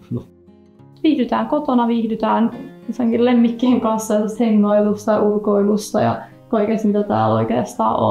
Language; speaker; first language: Finnish; native; Finnish